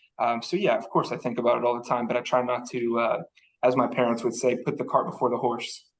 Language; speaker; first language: English; native; English